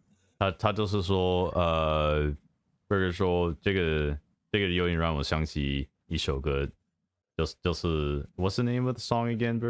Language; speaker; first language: Chinese; non-native, fluent; English